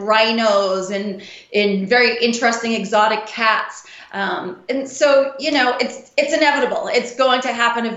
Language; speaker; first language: English; native; English